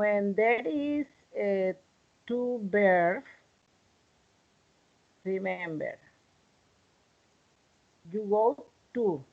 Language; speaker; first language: English; non-native, learner; Spanish